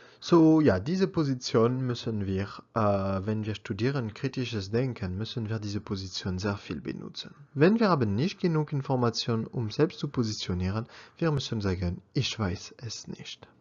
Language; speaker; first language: German; non-native, learner; French